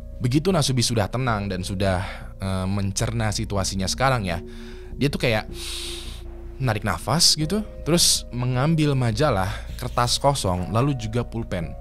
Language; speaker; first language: Indonesian; native; Indonesian